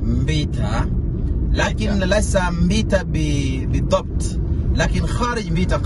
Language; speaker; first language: Arabic; non-native, fluent; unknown